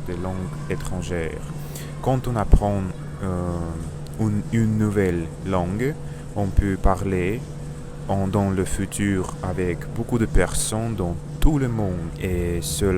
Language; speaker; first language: French; non-native, learner; Russian